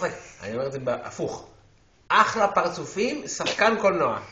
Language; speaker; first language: Hebrew; native; Hebrew